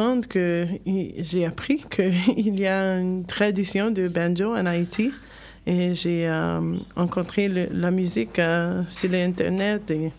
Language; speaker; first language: French; non-native, learner; English